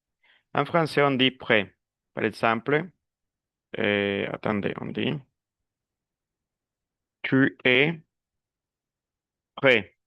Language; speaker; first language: French; non-native, fluent; Spanish